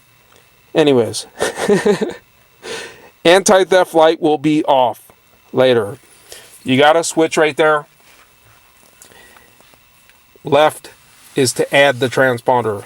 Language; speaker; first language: English; native; English